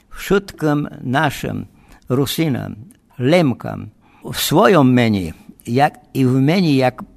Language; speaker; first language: Slovak; non-native, local second language; Rusyn